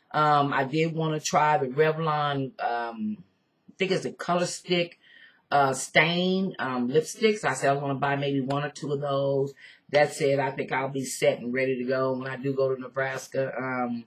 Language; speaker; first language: English; native; English